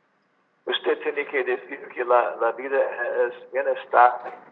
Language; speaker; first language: Spanish; non-native, fluent; English